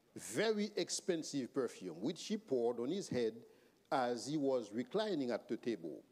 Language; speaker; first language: English; non-native, fluent; Haitian Creole